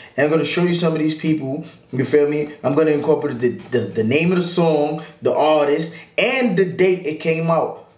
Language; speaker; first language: English; native; English